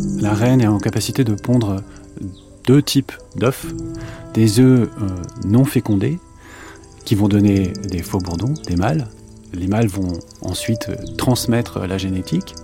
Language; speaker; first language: French; native; French